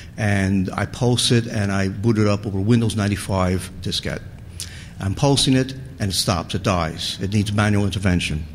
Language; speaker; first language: English; native; English